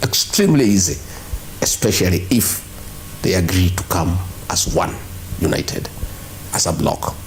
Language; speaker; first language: English; non-native, local second language; Kikuyu